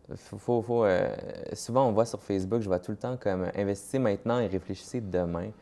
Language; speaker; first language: French; native; French